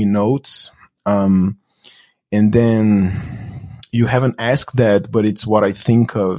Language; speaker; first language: English; non-native, fluent; Portuguese